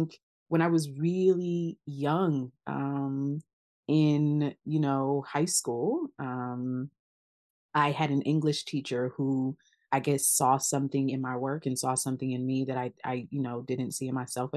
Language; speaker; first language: English; early bilingual, other home language; Akan